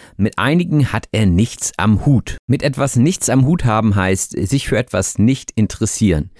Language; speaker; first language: German; native; German